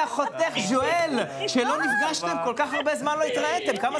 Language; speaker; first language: Hebrew; native; Hebrew